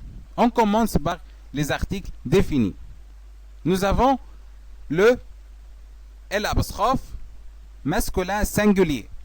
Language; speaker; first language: French; non-native, fluent; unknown